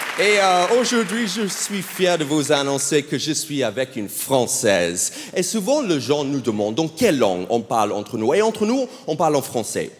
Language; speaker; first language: French; non-native, fluent; English